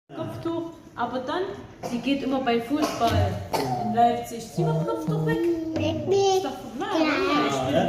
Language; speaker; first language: German; non-native, learner; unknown